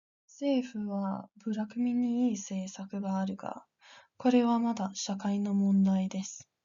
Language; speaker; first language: Japanese; non-native, learner; English